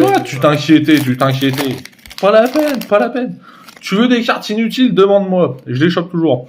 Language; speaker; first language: French; native; French